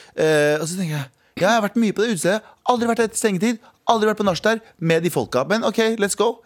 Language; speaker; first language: Norwegian; early bilingual, other home language; Kurdish